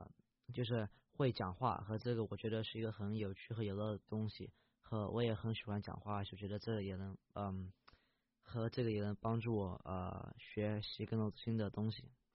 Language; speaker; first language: Chinese; early bilingual, heritage; Chinese